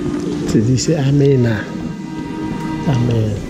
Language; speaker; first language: Spanish; non-native, learner; Haitian Creole